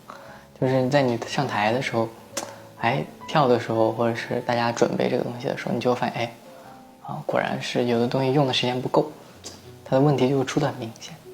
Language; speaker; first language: Chinese; native; Chinese